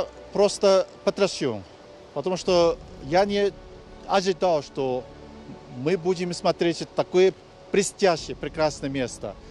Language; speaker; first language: Russian; non-native, fluent; Chinese